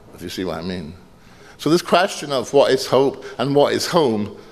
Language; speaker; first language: English; native; English